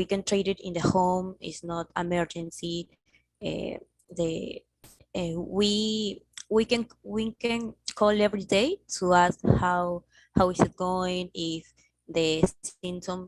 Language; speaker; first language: English; non-native, learner; Spanish